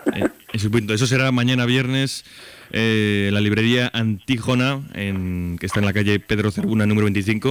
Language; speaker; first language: Spanish; native; Spanish